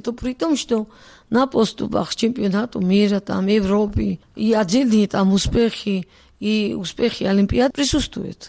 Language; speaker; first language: Russian; non-native, local second language; Georgian